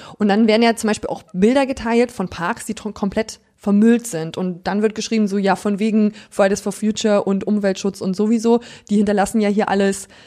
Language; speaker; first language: German; native; German